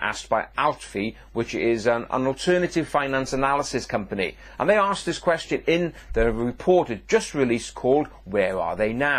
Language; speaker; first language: English; native; English